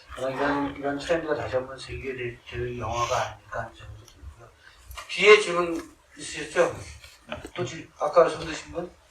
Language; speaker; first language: Korean; native; Korean